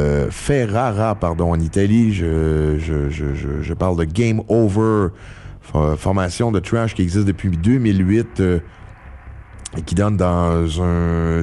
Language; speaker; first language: French; native; French